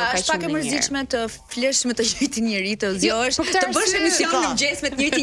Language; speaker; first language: Albanian; native; Albanian